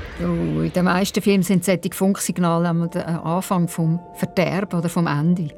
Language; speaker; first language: German; native; German